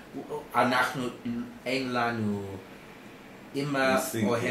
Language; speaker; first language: Hebrew; non-native, learner; English